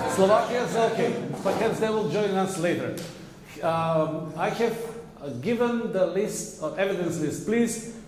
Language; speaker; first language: English; non-native, fluent; Macedonian